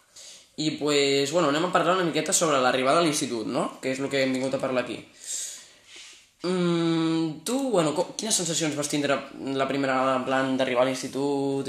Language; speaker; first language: Catalan; non-native, local second language; Spanish